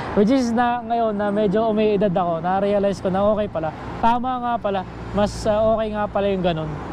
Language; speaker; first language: Filipino; native; Filipino